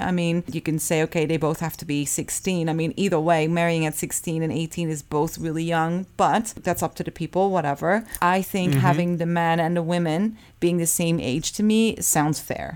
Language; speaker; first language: English; early bilingual, other home language; Japanese